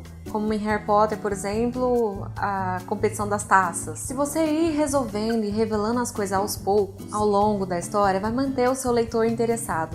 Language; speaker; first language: Portuguese; native; Portuguese